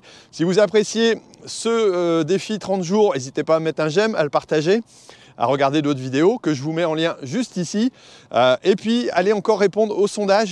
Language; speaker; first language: French; native; French